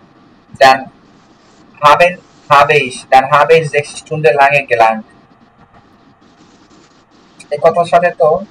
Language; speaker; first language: German; non-native, learner; Bangla